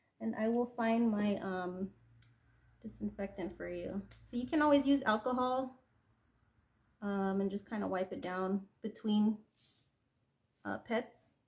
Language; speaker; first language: English; native; English